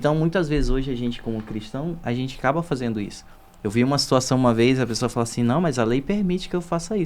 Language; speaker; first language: Portuguese; native; Portuguese